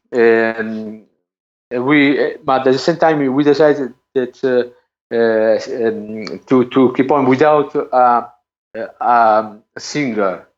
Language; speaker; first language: English; non-native, learner; Italian